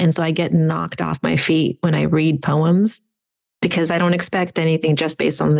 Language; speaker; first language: English; non-native, fluent; Russian